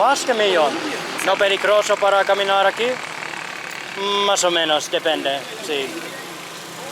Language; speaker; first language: Spanish; non-native, learner; Finnish